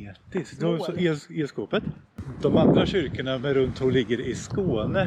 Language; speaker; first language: Swedish; native; Swedish